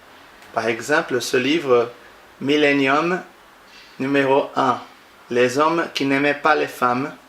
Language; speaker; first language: French; non-native, fluent; Portuguese